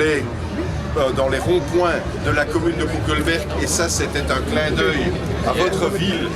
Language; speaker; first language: French; native; French